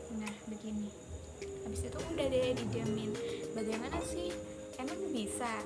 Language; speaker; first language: Indonesian; non-native, local second language; Madurese